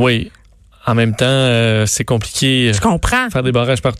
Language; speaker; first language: French; native; French